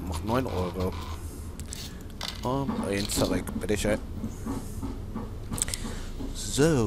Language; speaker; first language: German; native; German